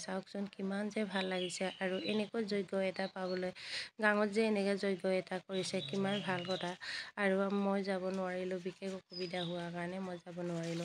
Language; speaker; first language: Assamese; non-native, local second language; Mising